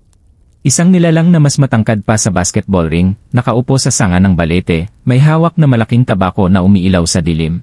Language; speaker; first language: Filipino; native; Filipino